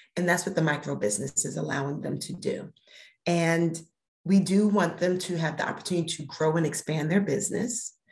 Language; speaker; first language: English; native; English